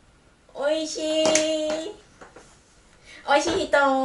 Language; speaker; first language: Japanese; non-native, learner; Vietnamese